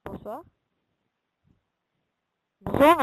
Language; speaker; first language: French; native; French